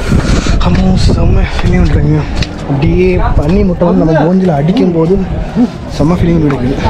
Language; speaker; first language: Tamil; native; Tamil